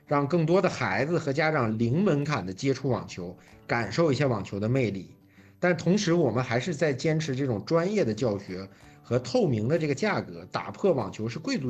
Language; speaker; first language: Chinese; native; Chinese